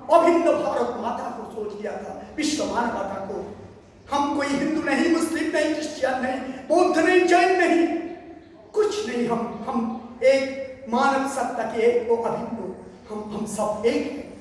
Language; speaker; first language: Hindi; non-native, local second language; Bangla